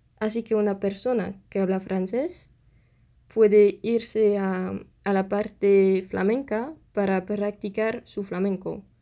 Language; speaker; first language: Spanish; non-native, fluent; French